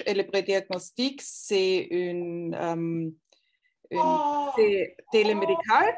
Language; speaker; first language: French; non-native, fluent; German